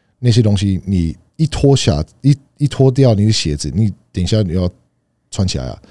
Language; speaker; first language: Chinese; non-native, fluent; English